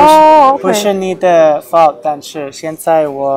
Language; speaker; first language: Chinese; non-native, learner; English